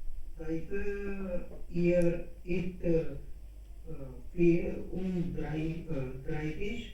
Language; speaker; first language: German; non-native, learner; Hindi